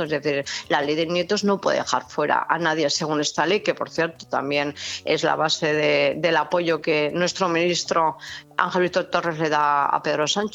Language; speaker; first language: Spanish; native; Spanish